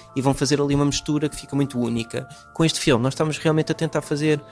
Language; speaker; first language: Portuguese; non-native, fluent; English